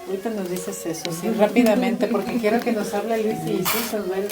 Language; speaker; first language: Spanish; native; Spanish